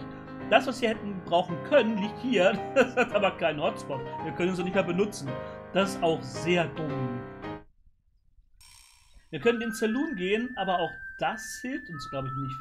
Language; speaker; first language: German; native; German